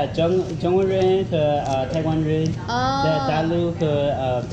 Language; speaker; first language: Chinese; non-native, learner; Spanish